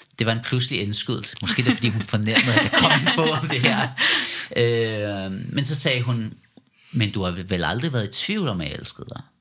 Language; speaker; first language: Danish; early bilingual, other home language; Persian